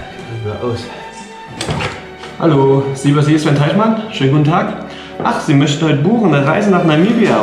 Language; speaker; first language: German; native; German